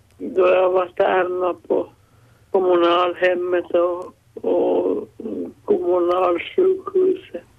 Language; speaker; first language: Swedish; native; Swedish